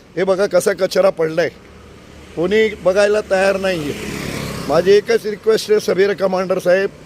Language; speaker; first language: Marathi; non-native, local second language; Urdu